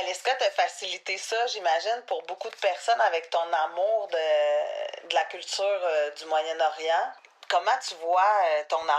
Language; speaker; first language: French; native; French